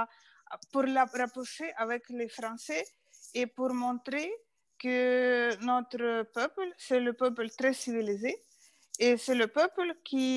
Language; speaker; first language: French; non-native, fluent; Ukrainian